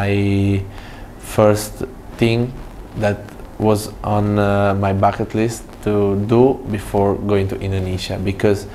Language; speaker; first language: English; non-native, fluent; Italian